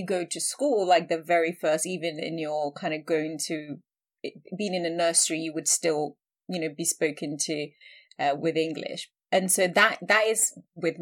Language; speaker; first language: English; non-native, local second language; Akan